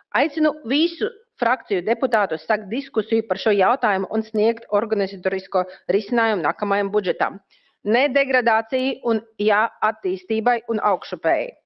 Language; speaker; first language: Latvian; non-native, local second language; Russian